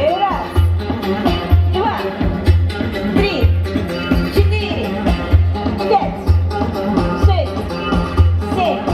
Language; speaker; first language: Russian; native; Russian